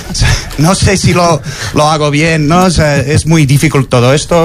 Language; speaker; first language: Spanish; non-native, fluent; English